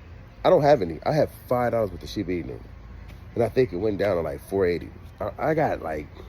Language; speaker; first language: English; native; English